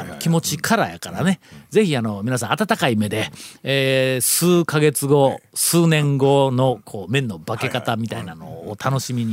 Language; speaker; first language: Japanese; native; Japanese